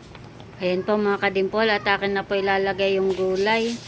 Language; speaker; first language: Filipino; native; Filipino